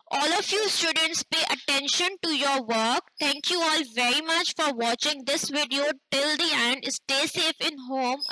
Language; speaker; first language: English; non-native, local second language; Urdu